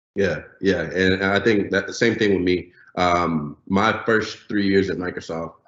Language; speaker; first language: English; non-native, local second language; Yoruba